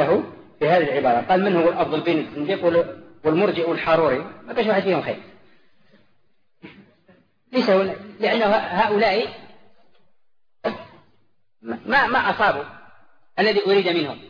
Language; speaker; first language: Arabic; native; Arabic